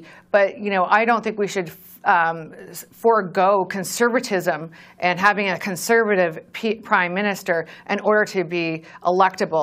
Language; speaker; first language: English; native; English